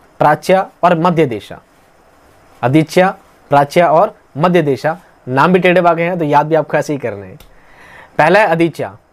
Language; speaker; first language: Hindi; native; Hindi